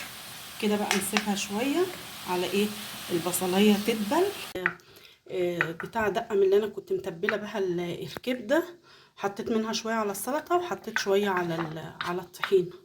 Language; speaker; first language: Arabic; native; Arabic